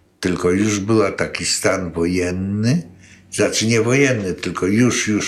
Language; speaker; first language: Polish; native; Polish